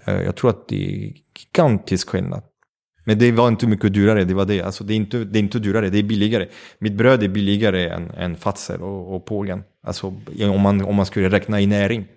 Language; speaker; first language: Swedish; non-native, fluent; French